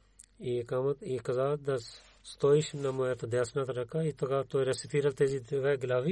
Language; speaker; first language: Bulgarian; non-native, learner; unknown